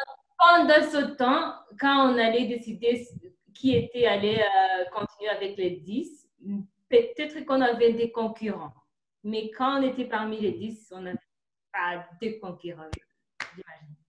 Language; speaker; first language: French; non-native, fluent; Kinyarwanda